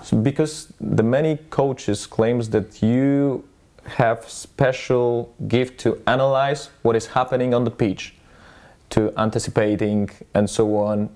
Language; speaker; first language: English; non-native, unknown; Polish